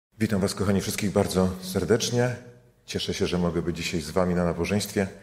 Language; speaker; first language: Polish; native; Polish